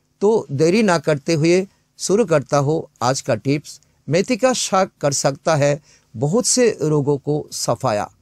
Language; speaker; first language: Hindi; non-native, local second language; Bangla